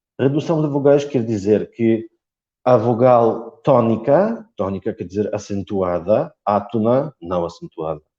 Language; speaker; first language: Portuguese; non-native, fluent; Polish